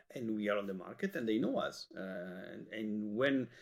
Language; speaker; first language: English; non-native, fluent; Italian